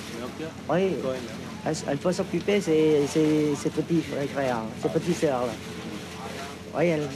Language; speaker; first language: French; non-native, fluent; Vietnamese